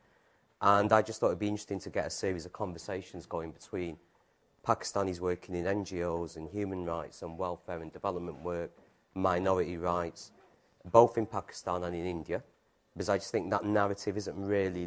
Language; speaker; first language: English; native; English